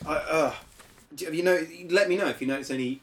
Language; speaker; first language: English; native; English